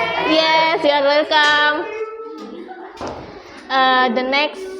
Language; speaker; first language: English; non-native, learner; Indonesian